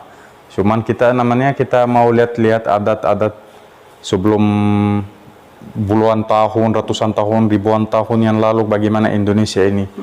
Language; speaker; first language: Indonesian; non-native, fluent; Arabic